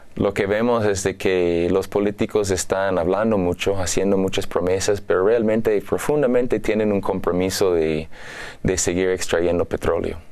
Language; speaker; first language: Spanish; non-native, fluent; English